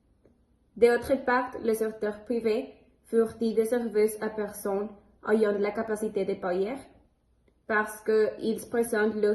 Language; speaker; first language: French; non-native, learner; Spanish